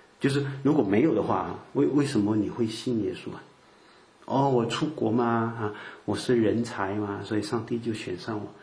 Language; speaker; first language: Chinese; native; Chinese